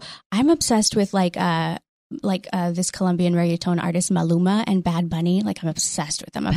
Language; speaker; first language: English; early bilingual, other home language; Spanish